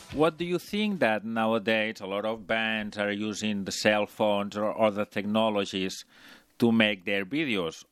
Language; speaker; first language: English; non-native, fluent; Spanish